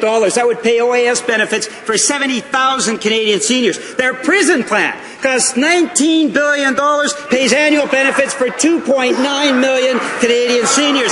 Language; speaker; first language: English; native; English